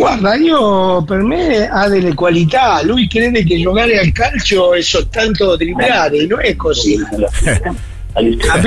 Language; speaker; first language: Italian; non-native, fluent; Spanish